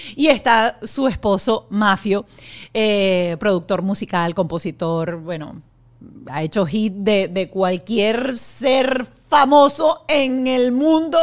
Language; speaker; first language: Spanish; native; Spanish